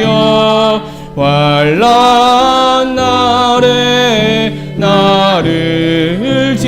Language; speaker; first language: Korean; native; Korean